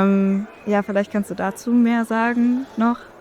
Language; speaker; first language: German; native; German